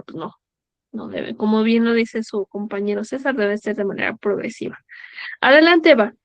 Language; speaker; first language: Spanish; native; Spanish